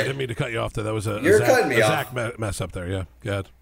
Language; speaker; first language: English; native; English